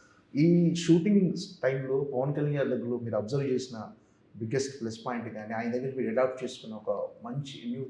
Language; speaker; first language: Telugu; native; Telugu